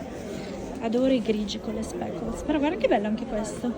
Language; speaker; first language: Italian; native; Italian